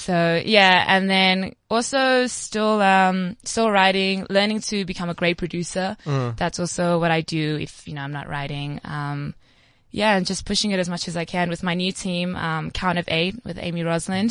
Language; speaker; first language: English; native; English